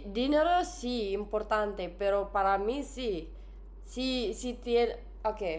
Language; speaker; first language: Spanish; non-native, learner; English